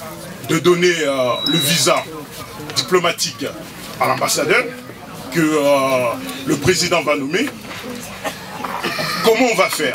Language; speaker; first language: French; non-native, local second language; Lingala